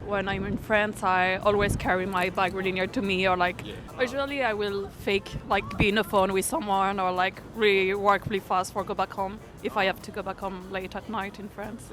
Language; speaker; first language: English; non-native, fluent; French